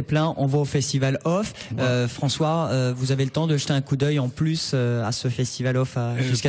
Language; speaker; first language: French; native; French